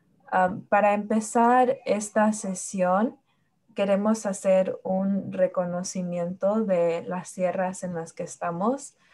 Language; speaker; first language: Spanish; early bilingual, heritage; Spanish